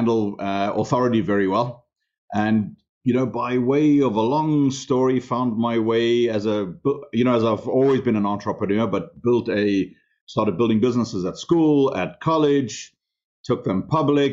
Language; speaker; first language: English; non-native, local second language; German